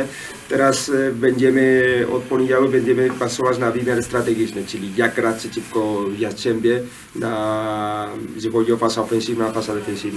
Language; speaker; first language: Polish; non-native, learner; Spanish